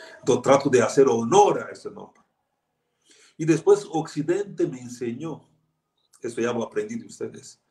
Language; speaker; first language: Spanish; non-native, fluent; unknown